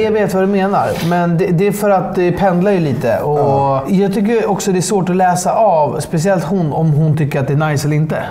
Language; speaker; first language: Swedish; native; Swedish